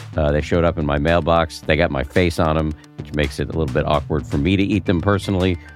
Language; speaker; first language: English; native; English